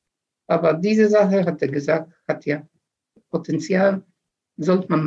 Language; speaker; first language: German; non-native, fluent; Polish